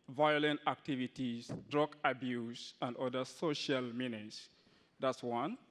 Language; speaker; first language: English; non-native, local second language; Hausa